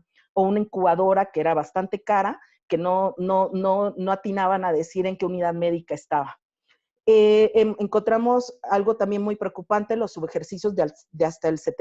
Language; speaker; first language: Spanish; native; Spanish